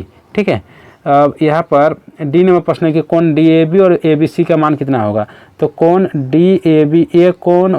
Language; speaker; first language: Hindi; native; Hindi